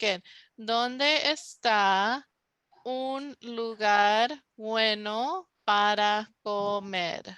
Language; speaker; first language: Spanish; non-native, fluent; English